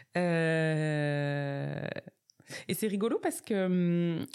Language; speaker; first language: French; native; French